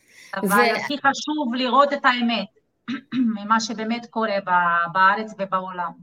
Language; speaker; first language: Hebrew; non-native, fluent; Portuguese